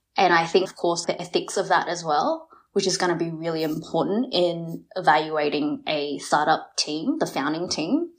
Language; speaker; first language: English; early bilingual, other home language; Vietnamese